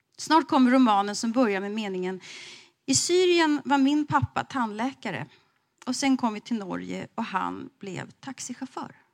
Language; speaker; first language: Swedish; native; Swedish